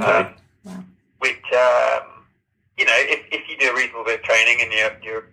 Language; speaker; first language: English; native; English